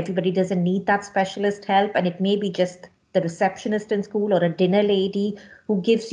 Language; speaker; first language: English; non-native, local second language; Hindi